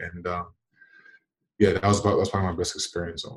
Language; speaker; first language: English; native; English